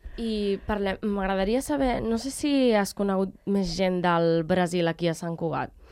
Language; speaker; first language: Catalan; native; Catalan